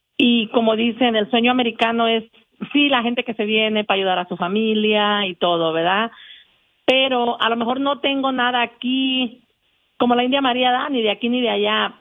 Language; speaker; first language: Spanish; native; Spanish